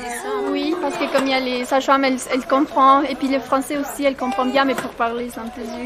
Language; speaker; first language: French; early bilingual, other home language; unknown